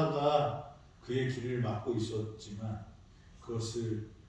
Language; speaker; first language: Korean; native; Korean